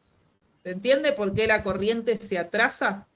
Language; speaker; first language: Spanish; native; Spanish